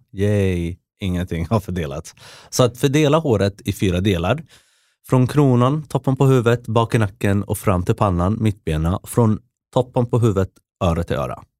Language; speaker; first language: Swedish; early bilingual, other home language; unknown